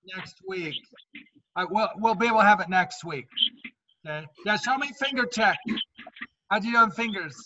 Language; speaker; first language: English; native; English